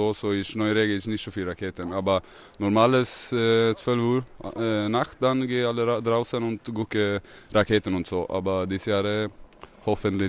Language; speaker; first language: German; non-native, learner; Swedish